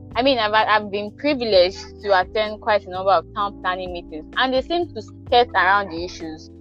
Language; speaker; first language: English; non-native, local second language; Yoruba